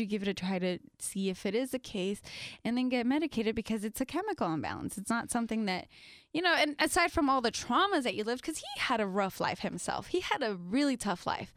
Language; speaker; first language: English; non-native, fluent; Spanish